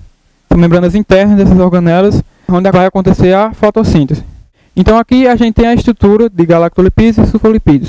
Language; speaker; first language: Portuguese; native; Portuguese